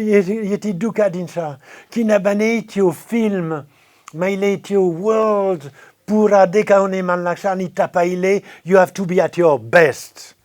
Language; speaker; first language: Nepali; non-native, fluent; French